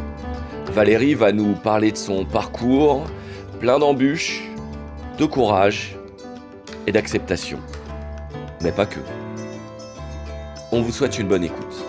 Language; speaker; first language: French; native; French